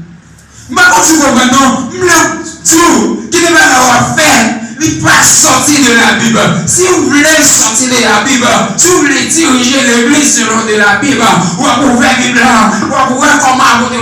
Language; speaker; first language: Haitian Creole; native; Haitian Creole